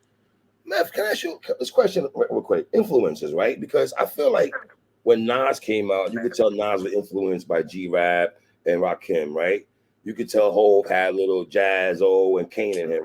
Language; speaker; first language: English; native; English